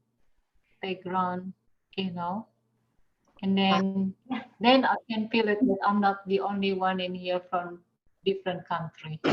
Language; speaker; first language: English; non-native, fluent; Indonesian